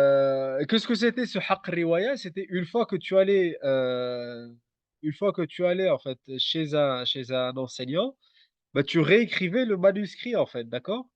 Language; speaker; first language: French; native; French